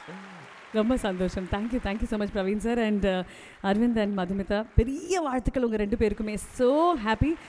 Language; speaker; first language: Tamil; native; Tamil